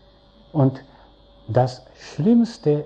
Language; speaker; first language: German; non-native, fluent; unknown